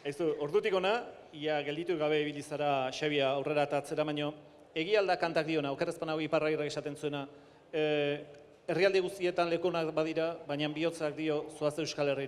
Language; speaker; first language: Basque; native; Basque